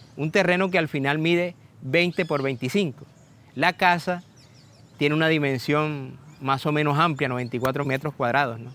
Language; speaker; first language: Spanish; native; Spanish